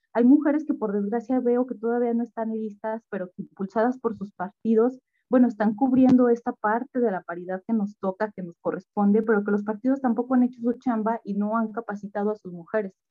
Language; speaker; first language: Spanish; native; Spanish